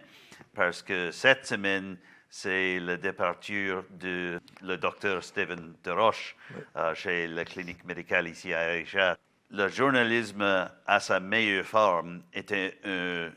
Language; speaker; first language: French; non-native, local second language; English